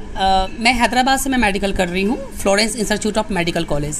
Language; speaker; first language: Hindi; native; Hindi